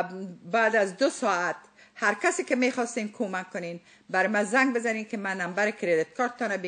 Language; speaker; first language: Persian; native; Persian